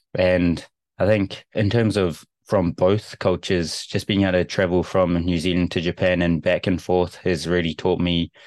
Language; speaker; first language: English; native; English